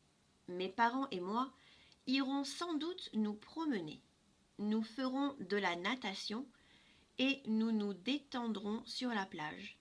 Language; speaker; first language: French; non-native, fluent; English